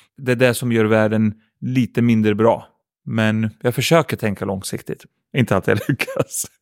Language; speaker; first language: Swedish; early bilingual, other home language; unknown